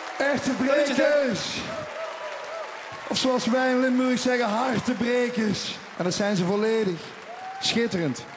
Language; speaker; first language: Dutch; native; Dutch